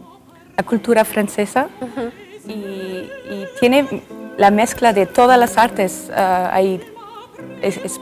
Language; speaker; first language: Spanish; non-native, fluent; French